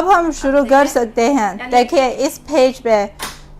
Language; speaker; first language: Urdu; non-native, fluent; Chinese